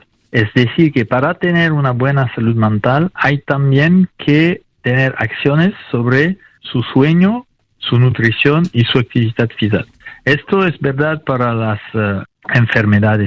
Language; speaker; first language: Spanish; non-native, fluent; French